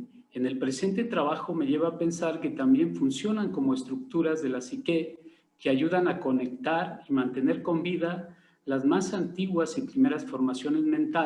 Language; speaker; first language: Spanish; native; Spanish